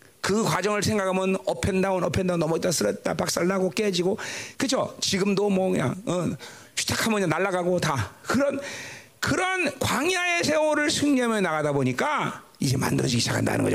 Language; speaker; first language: Korean; native; Korean